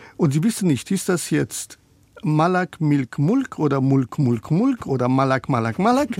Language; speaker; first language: German; non-native, fluent; Persian